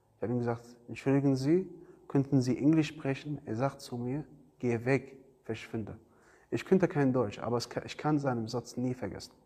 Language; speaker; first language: German; non-native, learner; Arabic